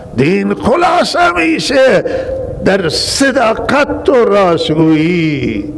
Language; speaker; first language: Persian; non-native, local second language; Baluchi